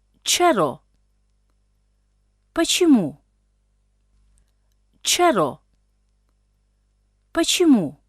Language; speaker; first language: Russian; non-native, fluent; Tajik